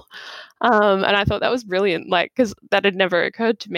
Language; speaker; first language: English; native; English